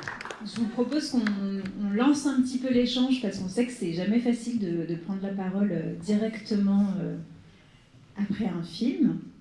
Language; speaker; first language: French; native; French